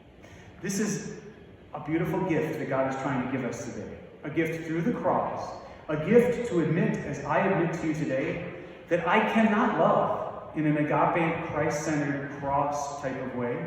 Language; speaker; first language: English; native; English